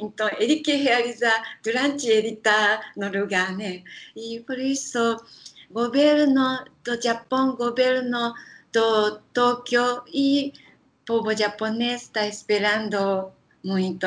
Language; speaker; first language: Portuguese; non-native, learner; Japanese